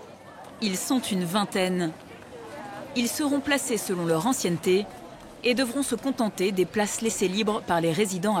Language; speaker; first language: French; native; French